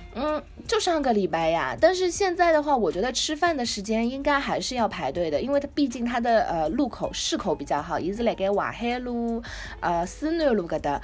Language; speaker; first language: Chinese; native; Chinese